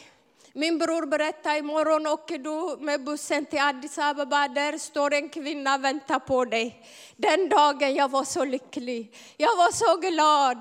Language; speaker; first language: Swedish; non-native, fluent; Amharic